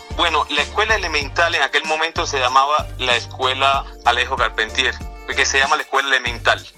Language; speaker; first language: Spanish; native; Spanish